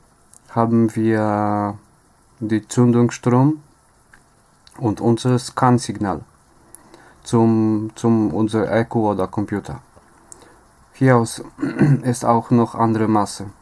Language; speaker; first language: German; non-native, learner; Polish